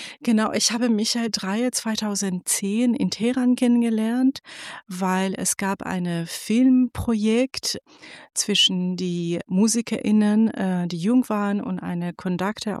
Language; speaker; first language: German; non-native, fluent; Persian